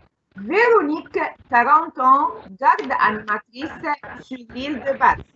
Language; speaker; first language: French; non-native, fluent; Arabic